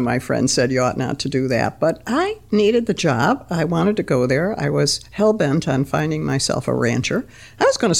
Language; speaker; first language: English; native; English